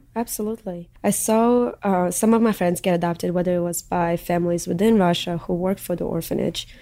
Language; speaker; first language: English; early bilingual, other home language; Russian